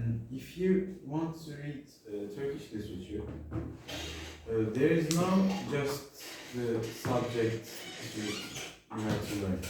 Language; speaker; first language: English; non-native, learner; Turkish